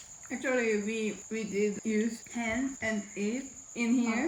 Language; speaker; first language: English; non-native, learner; Korean